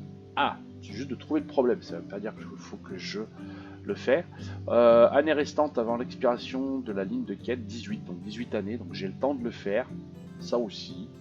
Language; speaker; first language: French; native; French